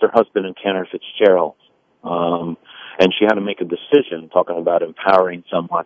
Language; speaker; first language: English; early bilingual, other home language; Italian